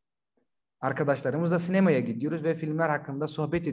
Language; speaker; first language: Turkish; non-native, fluent; Somali